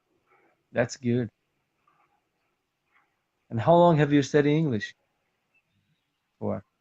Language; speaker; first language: English; non-native, fluent; Portuguese